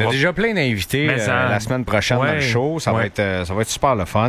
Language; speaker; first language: French; native; French